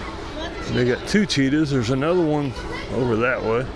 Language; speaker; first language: English; native; English